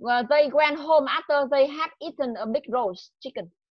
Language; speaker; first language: English; non-native, fluent; Vietnamese